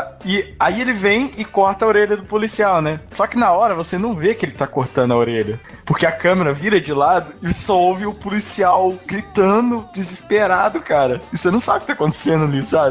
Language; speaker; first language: Portuguese; native; Portuguese